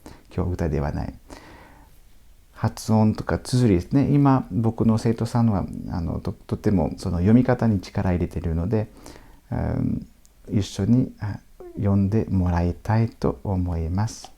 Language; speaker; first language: Japanese; non-native, fluent; French